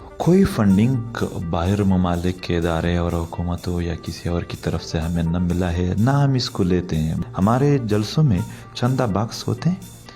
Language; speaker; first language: Urdu; non-native, local second language; Pashto